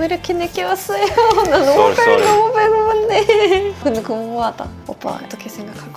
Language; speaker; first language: Korean; non-native, fluent; Swedish